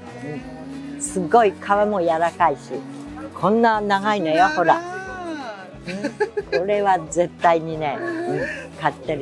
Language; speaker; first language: Japanese; native; Japanese